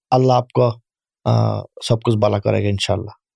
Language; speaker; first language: Urdu; non-native, learner; Bangla